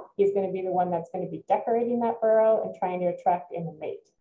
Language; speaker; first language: English; native; English